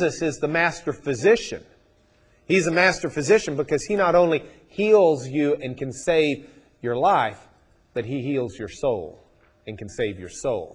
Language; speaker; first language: English; native; English